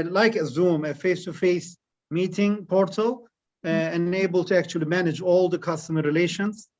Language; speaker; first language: English; non-native, fluent; Turkish